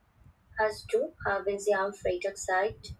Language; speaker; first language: German; non-native, learner; Bangla